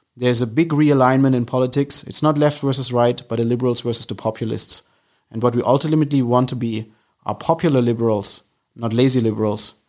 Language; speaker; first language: English; non-native, fluent; German